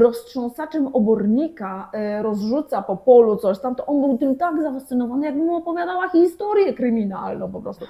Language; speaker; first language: Polish; native; Polish